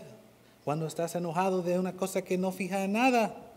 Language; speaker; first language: Spanish; non-native, fluent; English